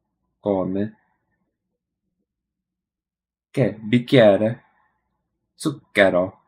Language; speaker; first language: Italian; non-native, learner; English